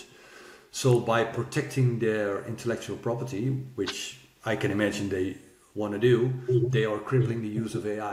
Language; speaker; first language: English; non-native, fluent; Dutch